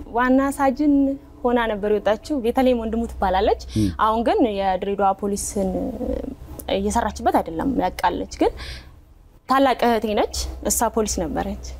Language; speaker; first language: Amharic; native; Amharic